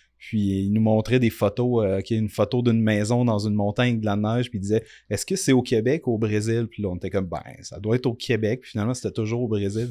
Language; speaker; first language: French; native; French